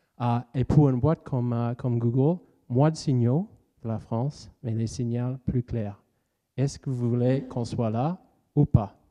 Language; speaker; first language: French; non-native, fluent; English